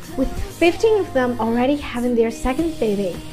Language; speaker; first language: English; non-native, fluent; Chinese